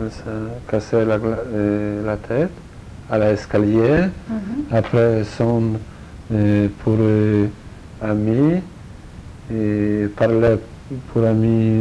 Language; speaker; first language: French; non-native, learner; Polish